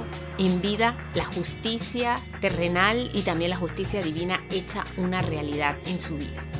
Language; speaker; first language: Spanish; native; Spanish